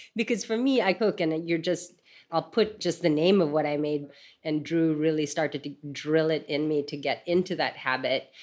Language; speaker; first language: English; non-native, local second language; Filipino